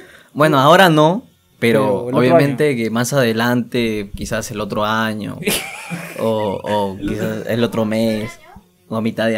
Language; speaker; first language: Spanish; native; Spanish